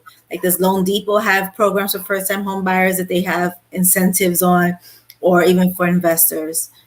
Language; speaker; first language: English; native; English